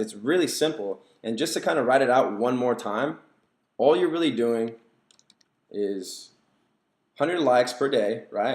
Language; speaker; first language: English; native; English